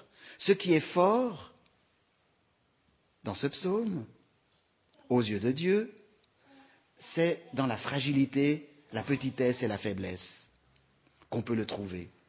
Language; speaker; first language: French; native; French